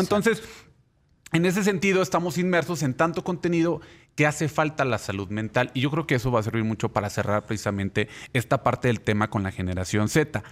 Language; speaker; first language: Spanish; native; Spanish